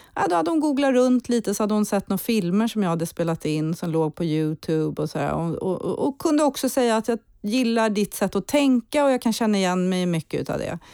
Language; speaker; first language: Swedish; early bilingual, heritage; Swedish